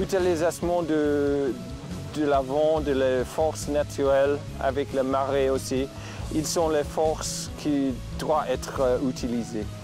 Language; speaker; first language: French; non-native, fluent; English